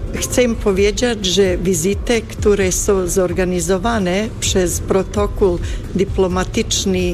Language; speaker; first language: Polish; non-native, fluent; Bosnian